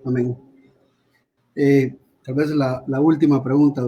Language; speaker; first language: Spanish; native; Spanish